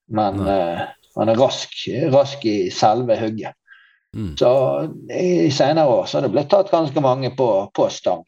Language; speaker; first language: Norwegian; native; Norwegian